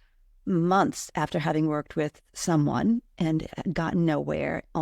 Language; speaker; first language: English; native; English